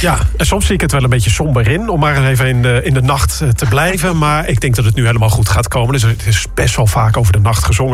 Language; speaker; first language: Dutch; native; Dutch